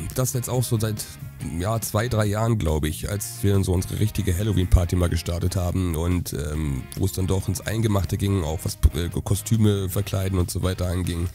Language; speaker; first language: German; native; German